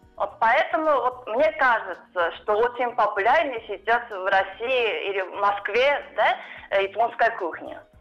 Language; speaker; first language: Russian; non-native, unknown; Japanese